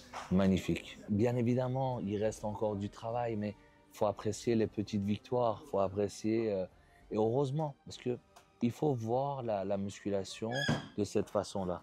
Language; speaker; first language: French; native; French